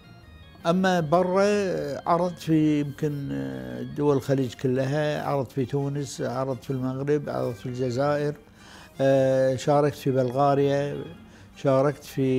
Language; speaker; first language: Arabic; native; Arabic